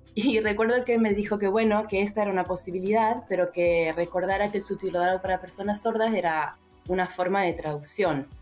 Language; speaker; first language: Spanish; early bilingual, heritage; Spanish